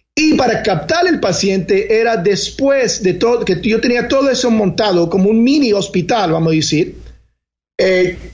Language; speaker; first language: Spanish; early bilingual, heritage; Spanish